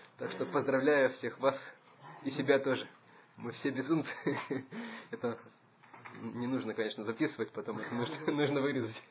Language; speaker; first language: Russian; native; Russian